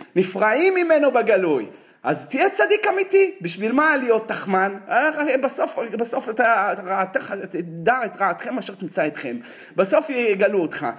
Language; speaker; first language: Hebrew; native; Hebrew